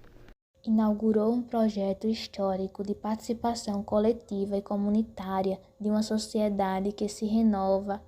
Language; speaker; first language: Portuguese; native; Portuguese